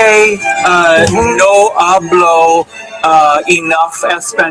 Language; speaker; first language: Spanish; non-native, learner; English